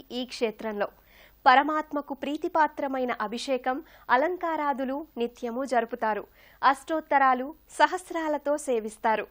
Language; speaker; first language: Telugu; native; Telugu